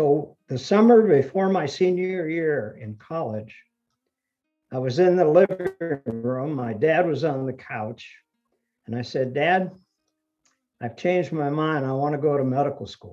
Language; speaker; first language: English; early bilingual, other home language; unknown